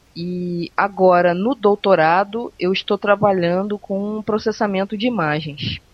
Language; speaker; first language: Portuguese; native; Portuguese